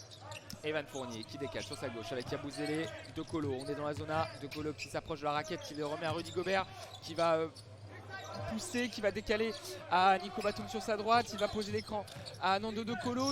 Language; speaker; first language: French; native; French